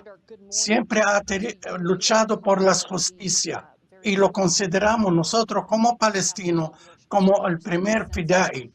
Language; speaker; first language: Spanish; non-native, fluent; Arabic